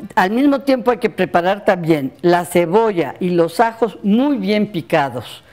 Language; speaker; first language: Spanish; native; Spanish